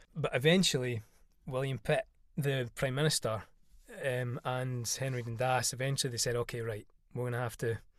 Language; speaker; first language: English; native; English